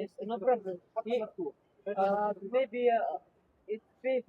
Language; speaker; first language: English; non-native, learner; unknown